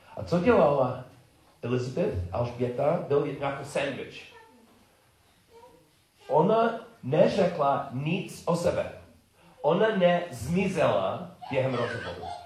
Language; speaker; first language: Czech; non-native, learner; English